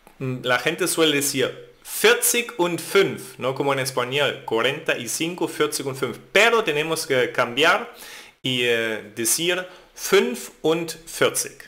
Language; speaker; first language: Spanish; non-native, fluent; German